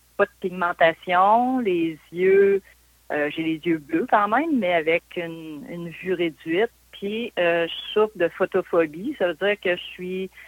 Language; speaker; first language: French; native; French